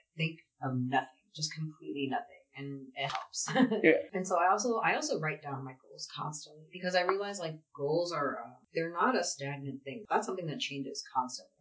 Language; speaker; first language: English; native; English